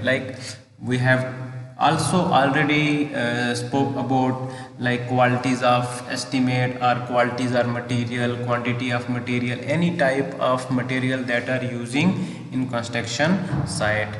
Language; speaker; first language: English; non-native, local second language; Hindi